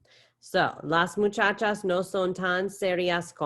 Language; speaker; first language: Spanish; non-native, fluent; English